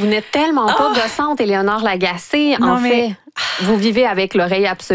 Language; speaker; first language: French; native; French